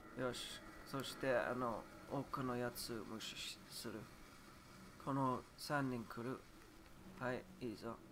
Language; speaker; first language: Japanese; non-native, learner; English